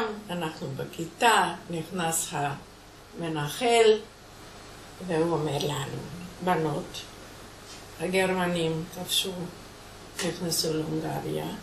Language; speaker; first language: Hebrew; non-native, fluent; Hungarian